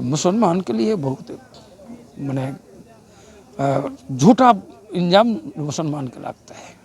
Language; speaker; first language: Hindi; non-native, local second language; Bangla